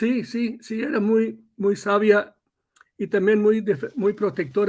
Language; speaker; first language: Spanish; early bilingual, heritage; Spanish